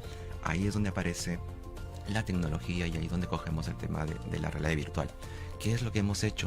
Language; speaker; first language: Spanish; native; Spanish